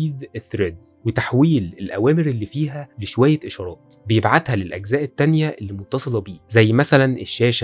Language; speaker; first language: Arabic; native; Arabic